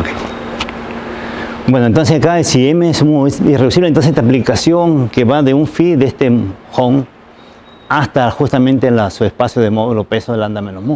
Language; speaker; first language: Spanish; native; Spanish